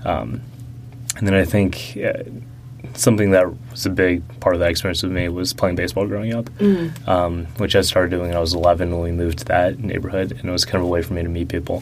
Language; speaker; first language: English; early bilingual, other home language; Russian